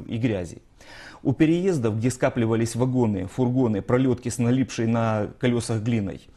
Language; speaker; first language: Russian; non-native, local second language; Ukrainian